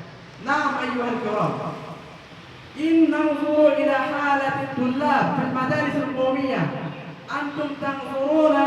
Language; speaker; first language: Arabic; non-native, fluent; Bangla